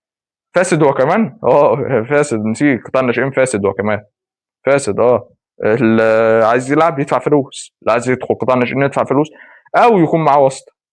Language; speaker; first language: Arabic; native; Arabic